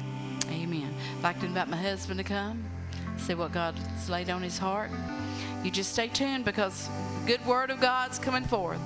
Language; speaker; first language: English; native; English